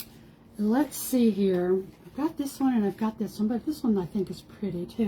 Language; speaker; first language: English; native; English